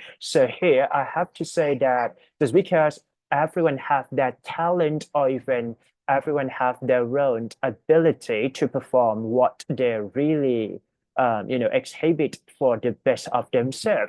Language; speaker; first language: English; non-native, fluent; Thai